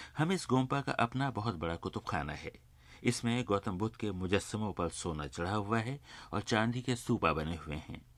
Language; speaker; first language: Urdu; native; Urdu